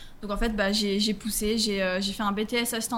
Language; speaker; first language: French; native; French